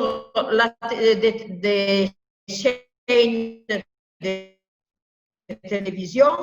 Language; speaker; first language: French; non-native, fluent; Italian